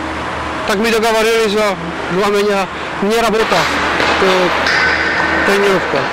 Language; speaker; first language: Russian; non-native, learner; Czech